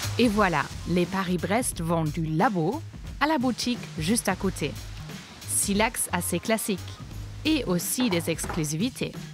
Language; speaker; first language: French; non-native, fluent; German